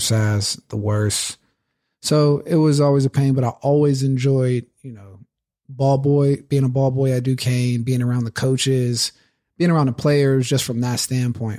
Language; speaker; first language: English; native; English